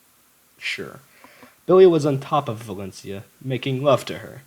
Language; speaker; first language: English; native; English